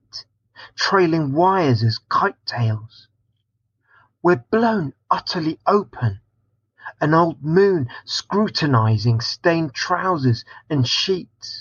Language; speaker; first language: English; native; English